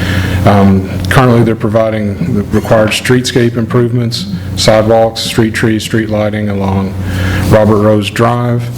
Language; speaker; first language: English; native; English